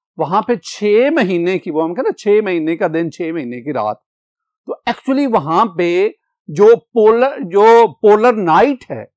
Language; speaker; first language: Urdu; non-native, local second language; Punjabi